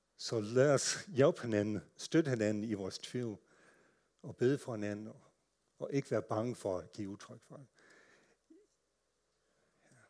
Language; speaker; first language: Danish; non-native, fluent; English